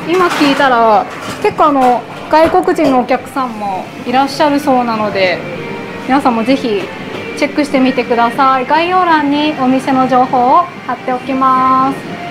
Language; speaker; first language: Japanese; native; Japanese